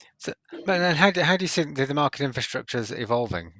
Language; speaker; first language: English; native; English